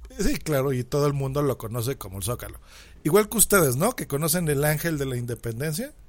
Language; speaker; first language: Spanish; native; Spanish